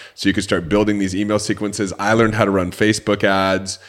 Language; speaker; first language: English; native; English